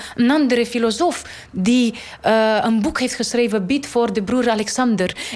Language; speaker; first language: Dutch; non-native, fluent; Romanian